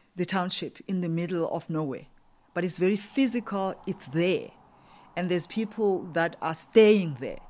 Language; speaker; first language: English; non-native, local second language; Xhosa